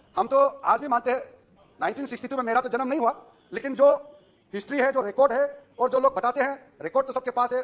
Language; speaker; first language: Hindi; non-native, local second language; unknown